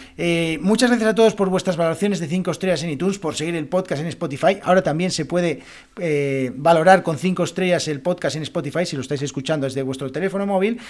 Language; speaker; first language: Spanish; native; Spanish